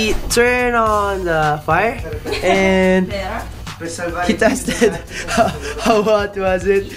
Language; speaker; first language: English; non-native, learner; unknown